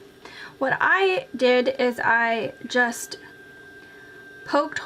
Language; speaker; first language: English; native; English